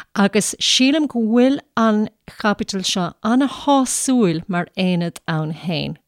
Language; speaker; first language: Irish; native; Irish